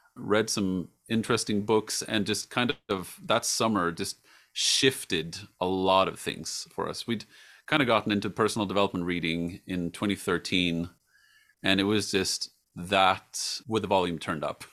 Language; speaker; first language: English; non-native, fluent; Swedish